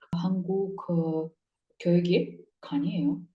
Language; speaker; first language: Korean; non-native, learner; Russian